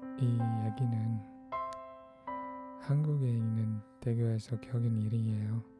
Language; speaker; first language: Korean; non-native, fluent; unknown